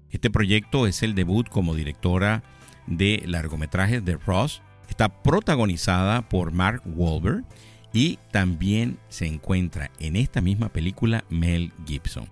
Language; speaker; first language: Spanish; native; Spanish